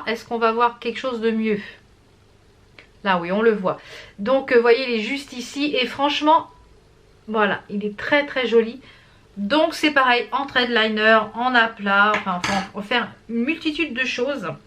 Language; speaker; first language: French; native; French